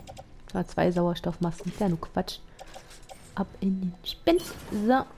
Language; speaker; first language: German; native; German